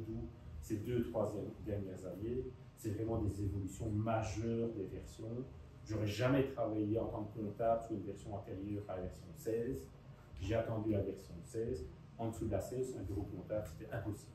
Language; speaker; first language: French; native; French